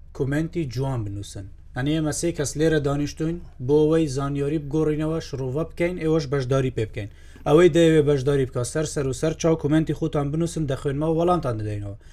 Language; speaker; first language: Central Kurdish; non-native, local second language; Kurdish